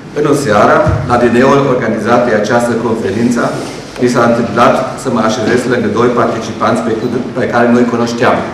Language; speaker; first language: Romanian; non-native, local second language; German